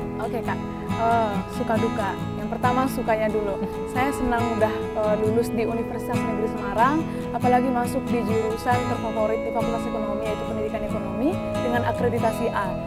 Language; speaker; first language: Indonesian; non-native, local second language; Batak Toba